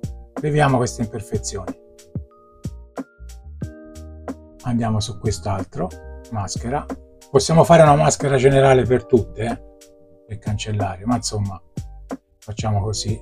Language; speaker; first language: Italian; native; Italian